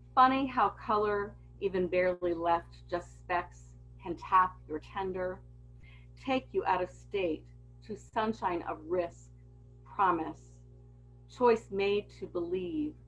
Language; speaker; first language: English; native; English